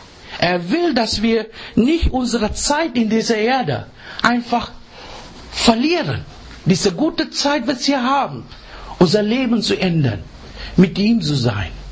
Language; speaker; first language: German; non-native, learner; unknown